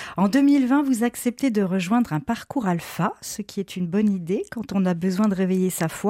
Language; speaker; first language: French; native; French